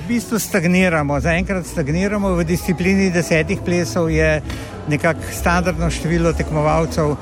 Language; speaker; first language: Slovenian; native; Slovenian